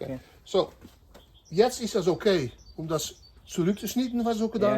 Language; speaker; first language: German; non-native, learner; Dutch